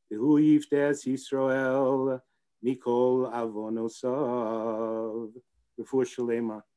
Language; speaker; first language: English; native; English